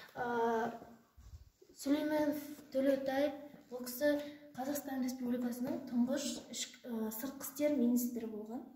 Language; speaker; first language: Kazakh; native; Kazakh